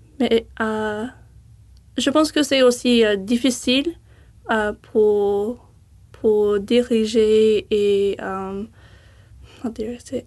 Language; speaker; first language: French; non-native, learner; English